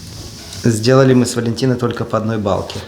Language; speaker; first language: Russian; native; Russian